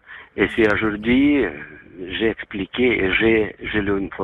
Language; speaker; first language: French; non-native, learner; Lithuanian